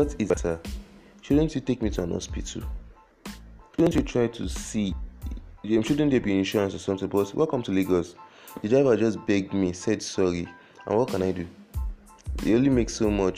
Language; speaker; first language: English; non-native, local second language; Yoruba